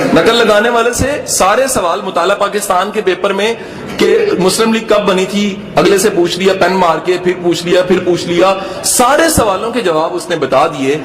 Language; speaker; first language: Urdu; non-native, local second language; Punjabi